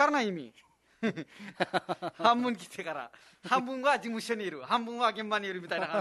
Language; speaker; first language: Japanese; non-native, fluent; Nepali